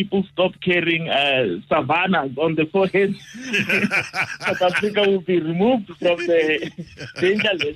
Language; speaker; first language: English; non-native, local second language; Tsonga